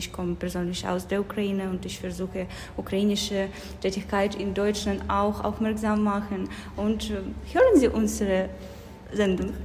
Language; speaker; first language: German; non-native, learner; Ukrainian